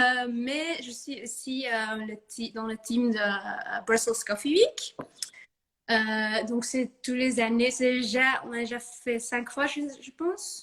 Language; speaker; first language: French; non-native, fluent; Dutch